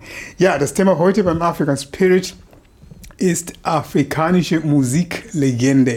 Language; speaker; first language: German; non-native, fluent; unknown